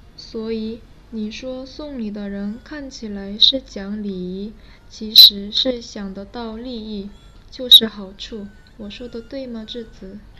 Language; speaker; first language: Chinese; non-native, fluent; Korean